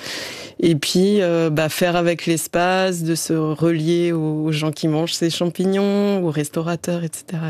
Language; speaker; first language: French; native; French